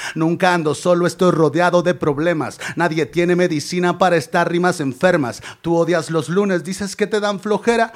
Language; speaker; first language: Spanish; native; Spanish